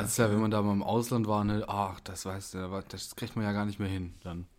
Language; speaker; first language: German; native; German